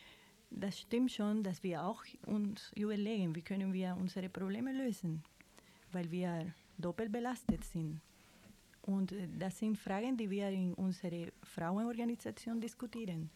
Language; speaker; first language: German; non-native, fluent; Spanish